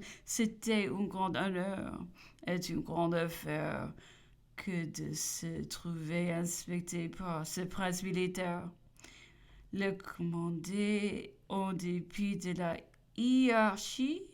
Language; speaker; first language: French; non-native, learner; English